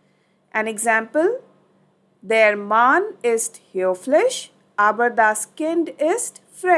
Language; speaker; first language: German; non-native, fluent; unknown